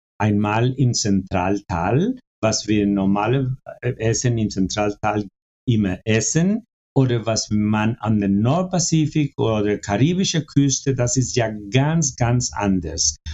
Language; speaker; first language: German; non-native, fluent; Spanish